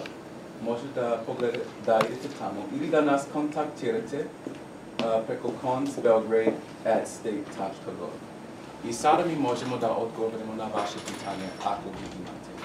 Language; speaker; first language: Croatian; non-native, learner; English